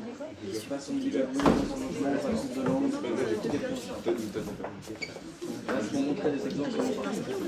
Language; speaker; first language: French; native; French